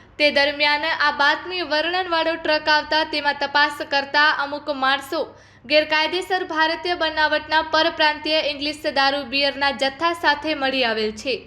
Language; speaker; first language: Gujarati; native; Gujarati